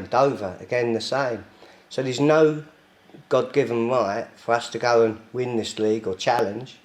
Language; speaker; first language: English; native; English